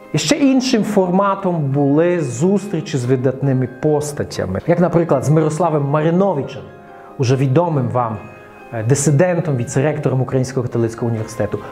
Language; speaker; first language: Ukrainian; non-native, fluent; Russian